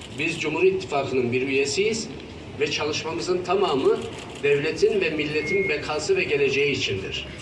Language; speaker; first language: Turkish; native; Turkish